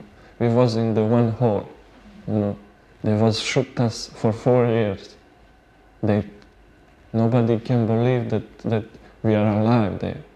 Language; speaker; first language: English; non-native, learner; Bosnian